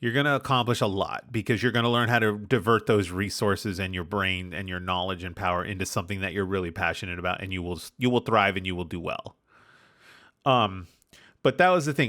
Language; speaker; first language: English; native; English